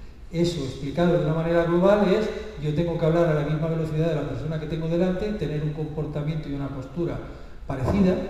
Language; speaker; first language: Spanish; native; Spanish